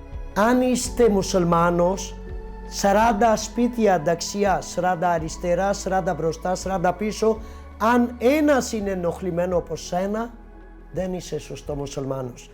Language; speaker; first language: Greek; non-native, learner; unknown